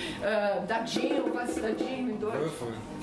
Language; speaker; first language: German; non-native, fluent; Portuguese